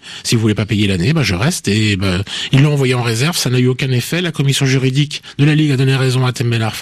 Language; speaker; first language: French; native; French